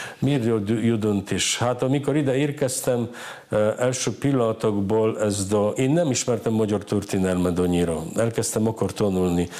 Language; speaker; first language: Hungarian; non-native, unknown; Polish